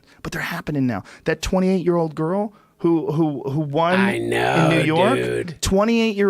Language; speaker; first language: English; native; English